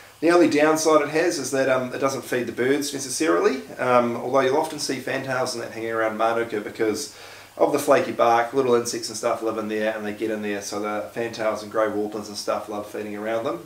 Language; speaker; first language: English; native; English